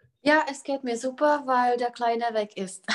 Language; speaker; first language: German; non-native, fluent; Czech